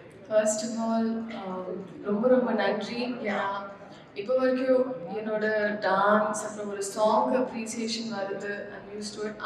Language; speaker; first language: Tamil; non-native, fluent; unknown